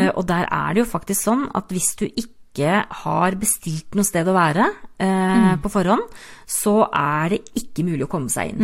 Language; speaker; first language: Norwegian; native; Norwegian